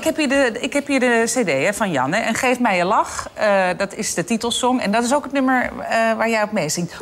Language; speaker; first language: Dutch; native; Dutch